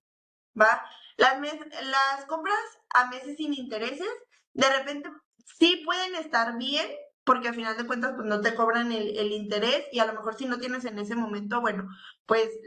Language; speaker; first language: Spanish; native; Spanish